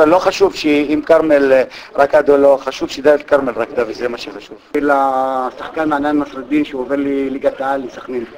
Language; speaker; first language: Hebrew; non-native, local second language; Arabic